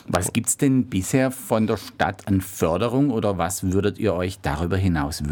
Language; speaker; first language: German; native; German